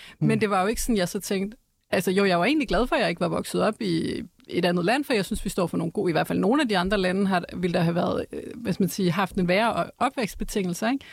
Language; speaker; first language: Danish; native; Danish